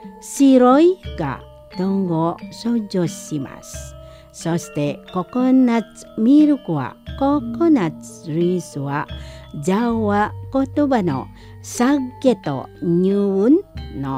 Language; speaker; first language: Japanese; non-native, fluent; Indonesian